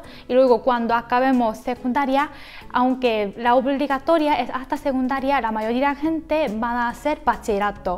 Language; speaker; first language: Spanish; non-native, fluent; Korean